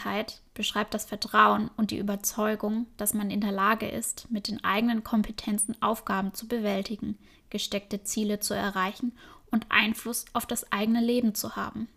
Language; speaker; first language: German; native; German